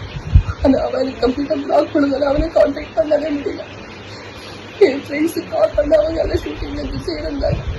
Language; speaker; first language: Tamil; non-native, local second language; Kannada